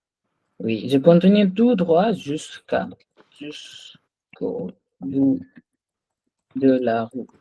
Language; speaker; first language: French; non-native, fluent; Hindi